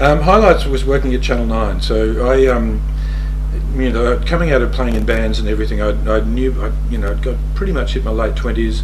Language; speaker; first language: English; native; English